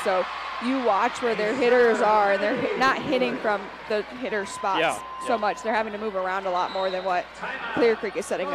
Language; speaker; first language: English; native; English